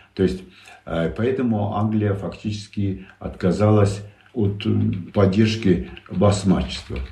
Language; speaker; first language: Russian; non-native, local second language; Tajik